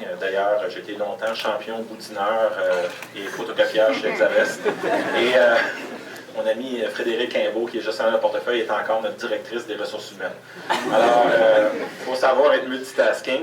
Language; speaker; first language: French; native; French